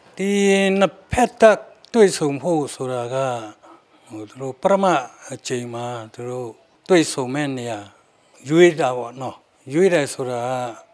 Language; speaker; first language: Burmese; non-native, local second language; Shan